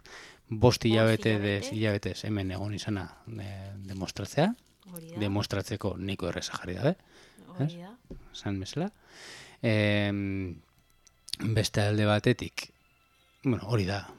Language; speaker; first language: Basque; native; Basque